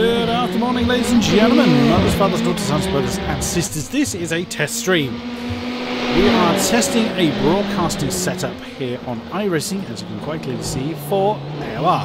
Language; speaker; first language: English; native; English